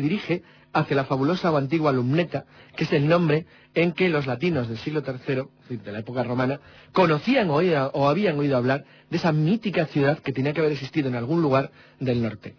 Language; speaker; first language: Spanish; native; Spanish